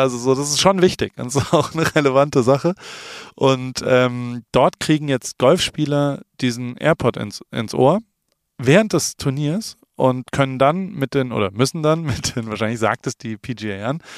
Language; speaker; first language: German; native; German